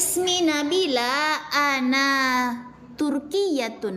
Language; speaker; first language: Arabic; non-native, fluent; Indonesian